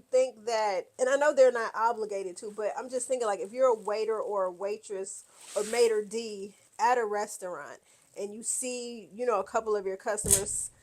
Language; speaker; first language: English; native; English